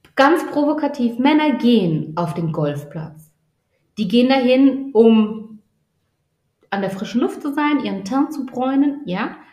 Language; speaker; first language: German; native; German